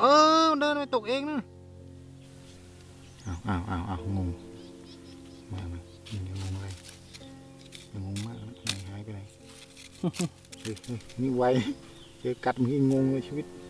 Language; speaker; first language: Thai; non-native, local second language; Khmer